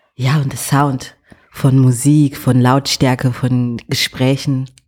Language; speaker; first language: German; early bilingual, other home language; French